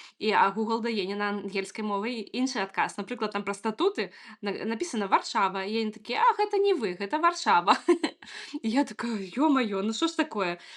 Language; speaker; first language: Belarusian; non-native, local second language; Russian